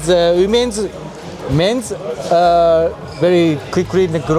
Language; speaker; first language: English; non-native, learner; Japanese